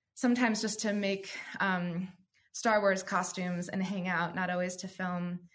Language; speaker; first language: English; native; English